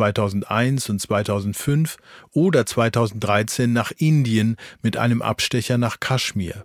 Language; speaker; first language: German; native; German